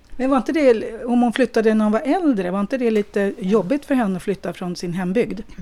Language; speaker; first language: Swedish; native; Swedish